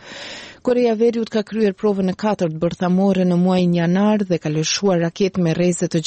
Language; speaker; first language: Albanian; native; Albanian